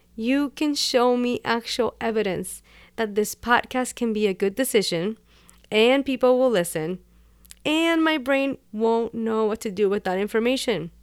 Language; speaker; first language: English; non-native, fluent; Spanish